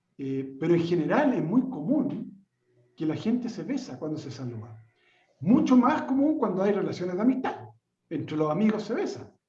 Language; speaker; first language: Spanish; native; Spanish